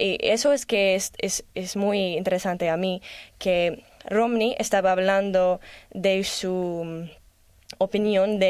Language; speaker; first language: Spanish; non-native, learner; English